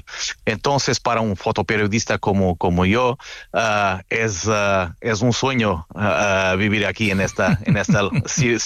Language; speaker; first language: Spanish; non-native, fluent; Portuguese